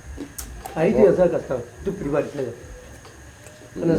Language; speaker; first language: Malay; non-native, local second language; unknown